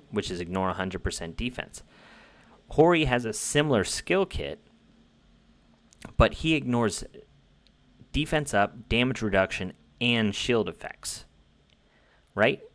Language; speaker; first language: English; native; English